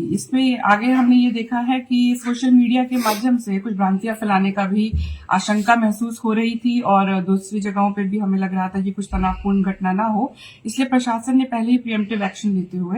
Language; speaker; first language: Hindi; native; Hindi